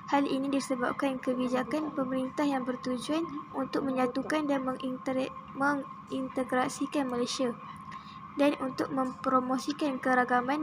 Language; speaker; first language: Malay; native; Malay